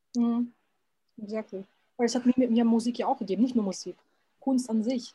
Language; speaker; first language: German; early bilingual, other home language; Serbian